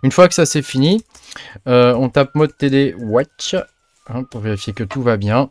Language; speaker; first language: French; native; French